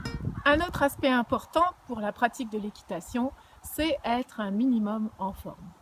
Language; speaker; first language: French; native; French